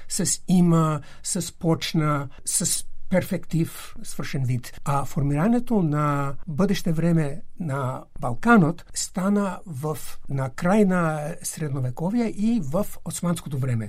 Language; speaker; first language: Bulgarian; non-native, fluent; English